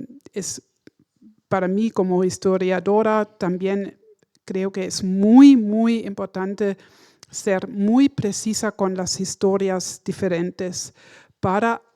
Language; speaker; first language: Spanish; non-native, learner; German